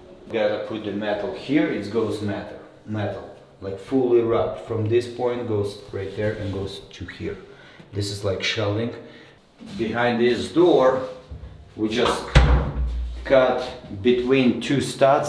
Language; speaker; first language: English; non-native, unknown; Russian